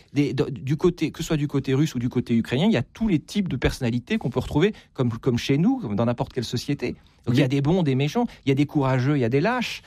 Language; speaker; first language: French; native; French